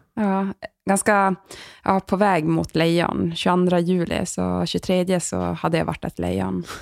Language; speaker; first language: Swedish; native; Swedish